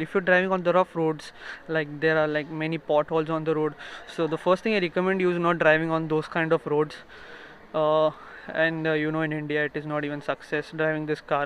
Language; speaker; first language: English; non-native, fluent; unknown